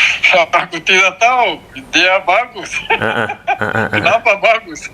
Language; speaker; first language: Indonesian; non-native, learner; Romanian